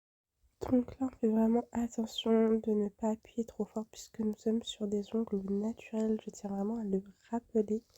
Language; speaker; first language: French; native; French